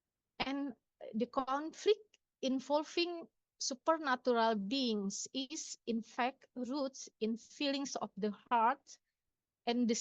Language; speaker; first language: English; non-native, local second language; Indonesian